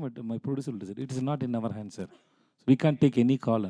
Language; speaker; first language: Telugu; non-native, learner; Tamil